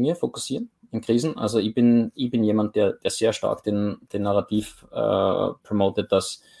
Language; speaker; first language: German; native; German